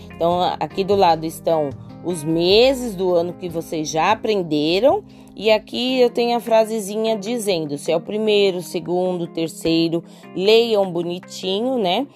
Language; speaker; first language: Portuguese; native; Portuguese